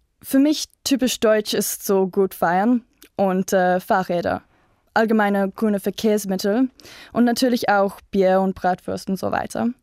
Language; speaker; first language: German; non-native, fluent; English